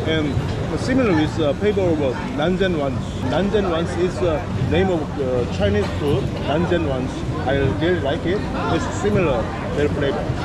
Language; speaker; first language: English; non-native, learner; Korean